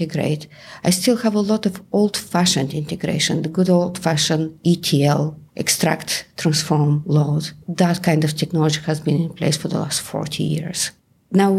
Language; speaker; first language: English; non-native, fluent; Bulgarian